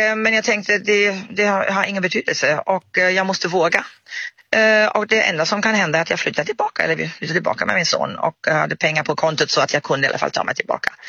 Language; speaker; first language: Swedish; non-native, fluent; German